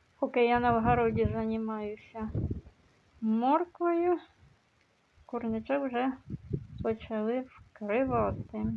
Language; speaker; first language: Ukrainian; native; Ukrainian